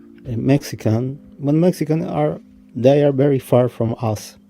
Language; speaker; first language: English; non-native, fluent; Spanish